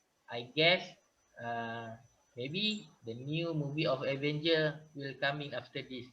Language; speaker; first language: English; non-native, learner; Malay